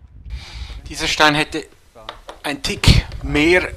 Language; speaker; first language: German; native; German